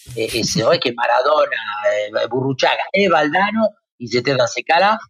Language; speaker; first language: French; non-native, fluent; Spanish